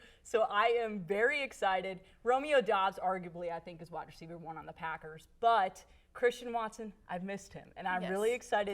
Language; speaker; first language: English; native; English